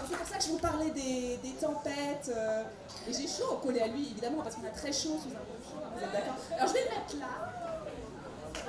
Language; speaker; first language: French; native; French